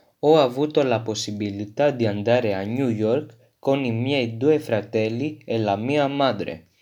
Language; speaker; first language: Italian; non-native, learner; French